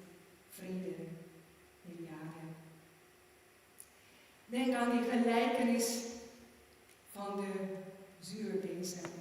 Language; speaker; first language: Dutch; non-native, fluent; German